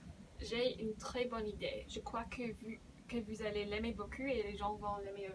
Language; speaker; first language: French; non-native, learner; English